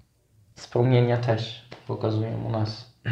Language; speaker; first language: Polish; non-native, fluent; Turkish